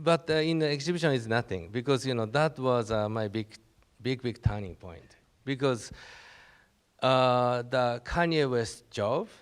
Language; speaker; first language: English; non-native, learner; Japanese